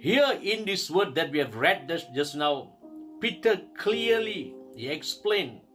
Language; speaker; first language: English; non-native, local second language; Tamil